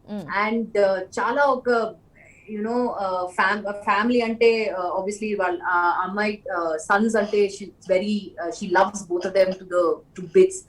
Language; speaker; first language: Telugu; non-native, local second language; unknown